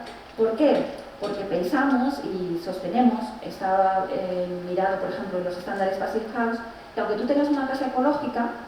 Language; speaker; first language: Spanish; native; Spanish